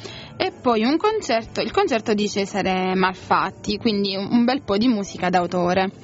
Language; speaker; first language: Italian; native; Italian